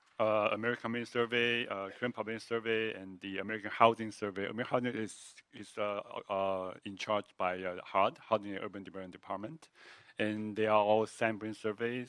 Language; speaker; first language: English; non-native, fluent; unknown